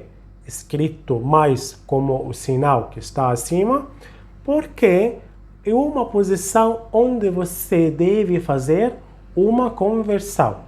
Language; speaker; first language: Portuguese; non-native, fluent; Arabic